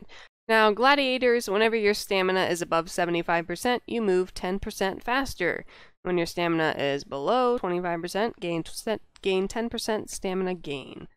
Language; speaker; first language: English; native; English